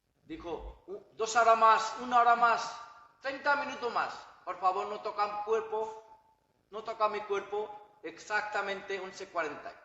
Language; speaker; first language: Spanish; non-native, learner; Bangla